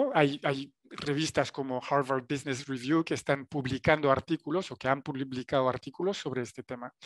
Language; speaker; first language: Spanish; non-native, fluent; French